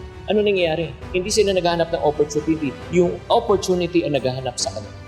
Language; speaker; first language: Filipino; native; Filipino